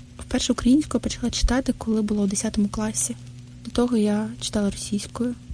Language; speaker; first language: Ukrainian; non-native, local second language; Russian